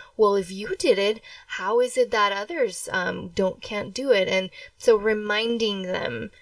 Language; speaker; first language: English; early bilingual, other home language; Spanish